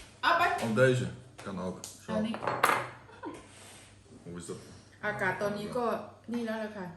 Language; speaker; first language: Dutch; non-native, learner; Thai